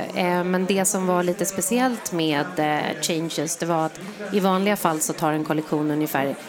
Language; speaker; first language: Swedish; native; Swedish